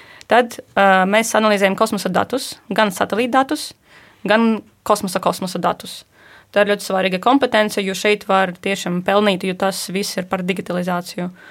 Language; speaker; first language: Latvian; non-native, fluent; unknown